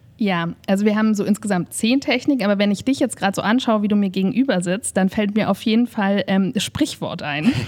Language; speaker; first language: German; native; German